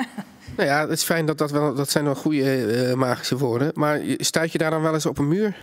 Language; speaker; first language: Dutch; native; Dutch